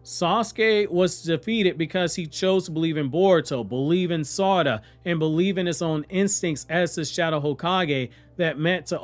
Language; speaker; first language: English; native; English